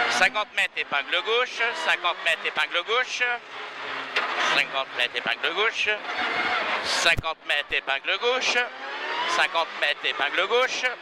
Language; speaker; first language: French; native; French